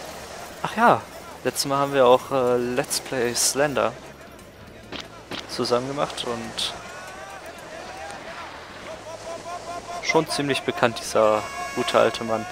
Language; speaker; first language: German; native; German